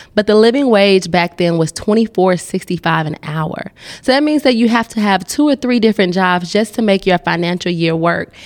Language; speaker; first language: English; native; English